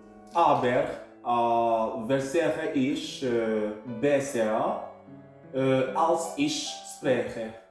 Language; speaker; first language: German; non-native, learner; English